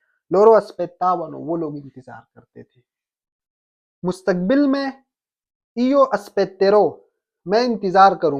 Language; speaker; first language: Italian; non-native, fluent; Urdu